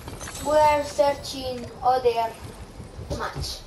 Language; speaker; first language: English; non-native, learner; Spanish